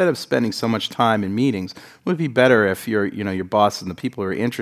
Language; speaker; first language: English; native; English